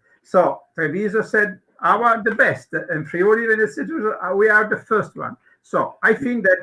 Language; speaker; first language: English; non-native, learner; Italian